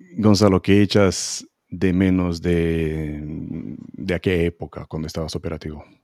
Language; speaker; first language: Spanish; non-native, fluent; Hebrew